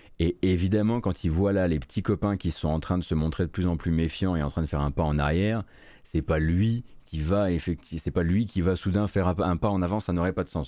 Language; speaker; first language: French; native; French